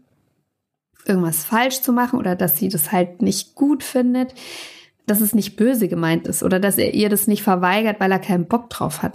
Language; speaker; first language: German; native; German